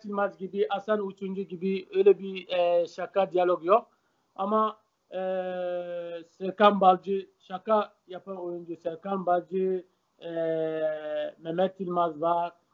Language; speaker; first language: Turkish; non-native, learner; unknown